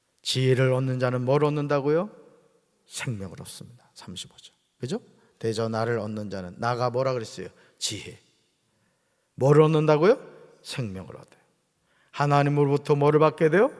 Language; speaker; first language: Korean; native; Korean